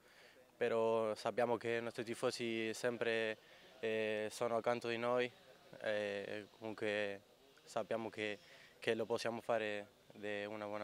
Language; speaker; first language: Italian; non-native, fluent; Spanish